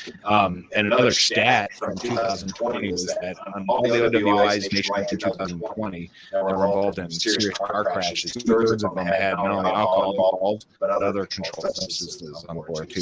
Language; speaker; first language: English; native; English